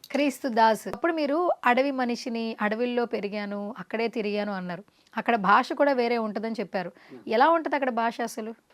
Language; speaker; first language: Telugu; native; Telugu